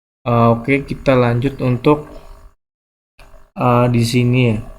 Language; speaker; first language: Indonesian; native; Indonesian